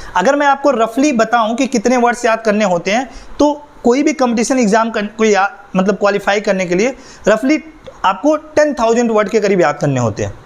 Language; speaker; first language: Hindi; native; Hindi